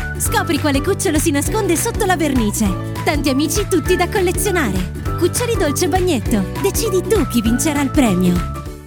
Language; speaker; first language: Italian; native; Italian